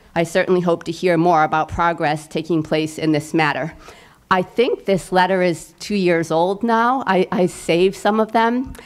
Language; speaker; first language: English; native; English